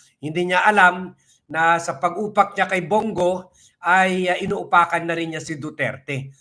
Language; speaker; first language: Filipino; native; Filipino